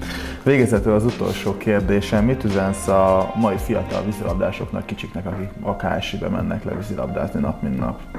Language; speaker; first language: Hungarian; native; Hungarian